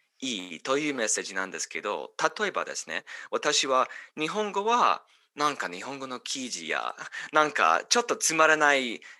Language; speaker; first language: Japanese; non-native, learner; English